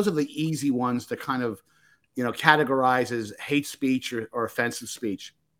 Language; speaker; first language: English; native; English